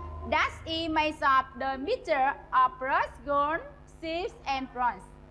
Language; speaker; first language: English; non-native, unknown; Vietnamese